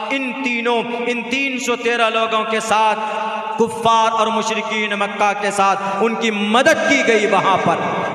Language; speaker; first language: Hindi; native; Hindi